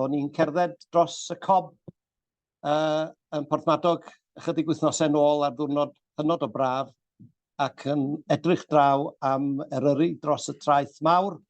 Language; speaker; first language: Welsh; native; Welsh